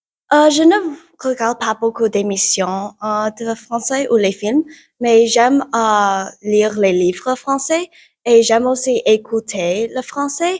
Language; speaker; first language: French; non-native, learner; English